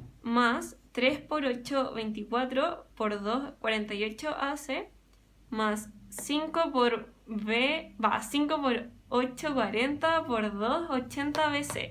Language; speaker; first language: Spanish; native; Spanish